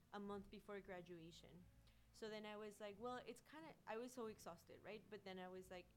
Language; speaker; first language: English; non-native, fluent; Spanish